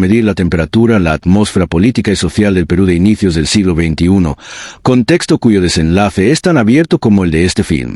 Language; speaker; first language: Spanish; native; Spanish